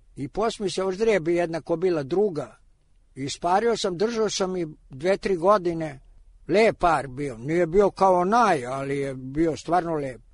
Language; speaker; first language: Serbian; native; Serbian